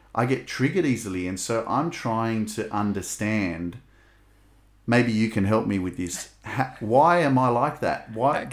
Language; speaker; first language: English; native; English